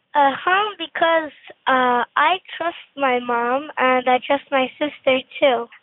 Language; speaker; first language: English; non-native, fluent; Turkish